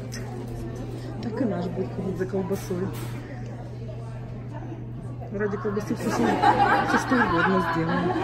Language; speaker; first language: Russian; native; Russian